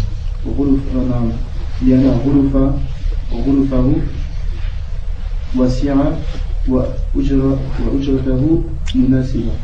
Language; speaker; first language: Arabic; non-native, learner; French